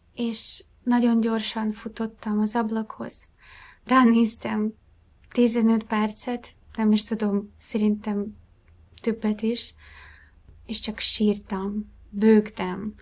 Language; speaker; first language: Hungarian; non-native, fluent; Ukrainian